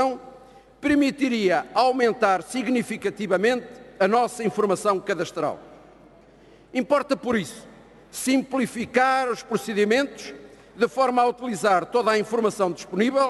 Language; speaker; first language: Portuguese; native; Portuguese